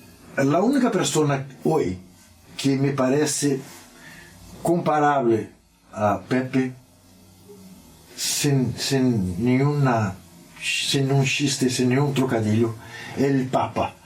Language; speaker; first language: Spanish; non-native, learner; Portuguese